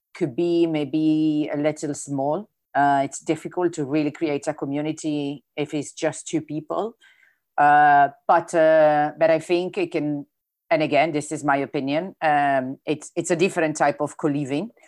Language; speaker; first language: English; non-native, fluent; Italian